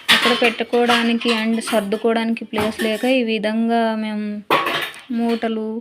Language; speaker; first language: Telugu; native; Telugu